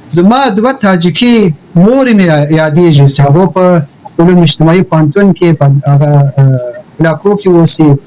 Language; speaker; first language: Pashto; non-native, local second language; Persian